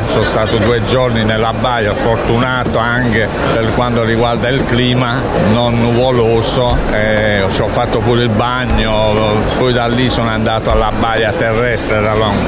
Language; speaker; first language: Italian; native; Italian